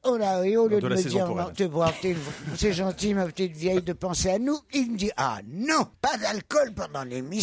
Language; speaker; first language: French; native; French